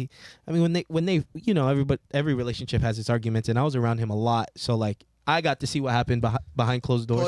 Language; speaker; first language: English; native; English